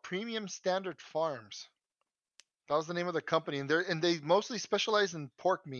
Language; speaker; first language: English; early bilingual, other home language; Spanish